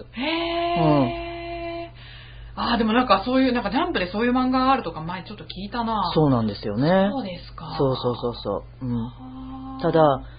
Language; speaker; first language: Japanese; native; Japanese